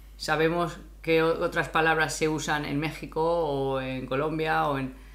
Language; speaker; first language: Spanish; native; Spanish